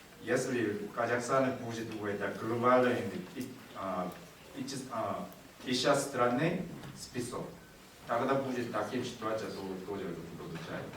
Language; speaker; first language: Russian; non-native, learner; Korean